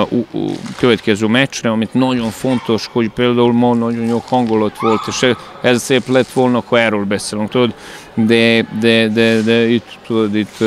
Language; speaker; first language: Hungarian; non-native, learner; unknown